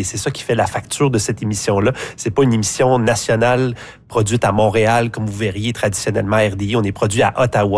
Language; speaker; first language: French; native; French